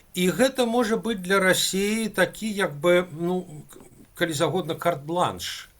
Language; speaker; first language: Belarusian; non-native, local second language; Russian